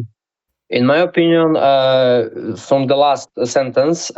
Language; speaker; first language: English; non-native, learner; Polish